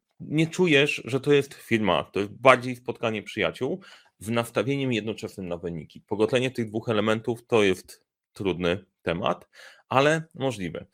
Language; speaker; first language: Polish; native; Polish